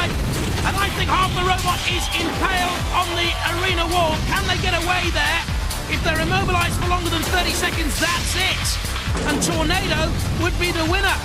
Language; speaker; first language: English; native; English